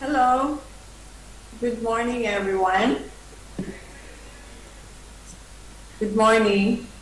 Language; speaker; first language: English; non-native, local second language; Cebuano